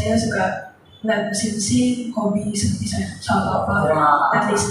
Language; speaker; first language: Indonesian; early bilingual, heritage; Indonesian